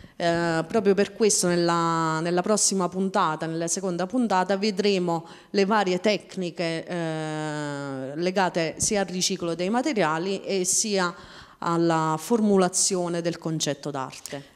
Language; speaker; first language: Italian; native; Italian